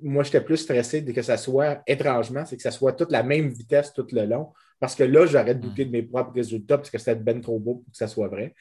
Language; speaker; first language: French; native; French